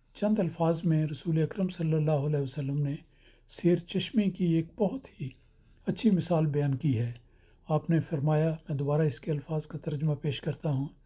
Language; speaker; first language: Urdu; native; Urdu